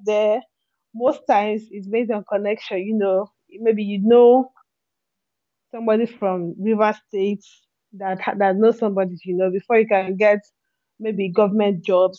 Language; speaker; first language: English; non-native, local second language; Igbo